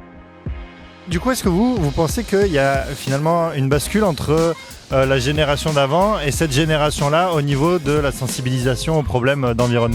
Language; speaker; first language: French; native; French